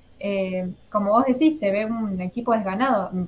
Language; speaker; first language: Spanish; native; Spanish